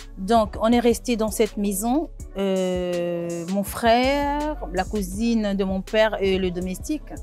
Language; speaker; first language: French; non-native, local second language; Lingala